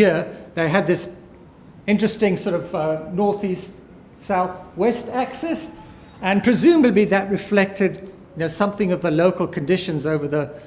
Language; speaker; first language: English; native; English